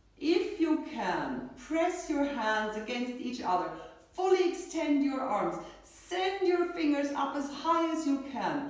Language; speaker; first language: English; non-native, fluent; German